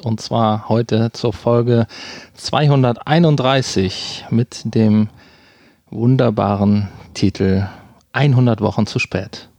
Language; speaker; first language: German; native; German